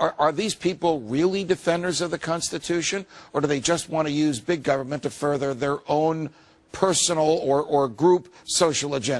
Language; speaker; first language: English; native; English